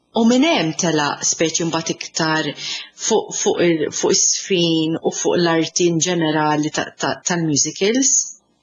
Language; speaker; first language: Maltese; early bilingual, other home language; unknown